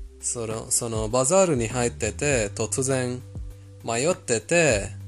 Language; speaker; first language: Japanese; non-native, fluent; Persian